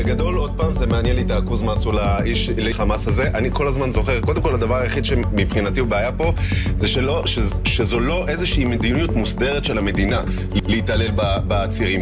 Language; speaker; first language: Hebrew; native; Hebrew